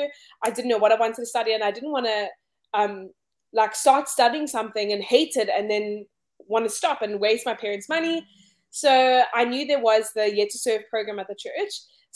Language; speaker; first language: English; native; English